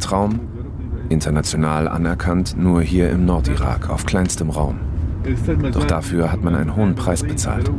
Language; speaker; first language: German; native; German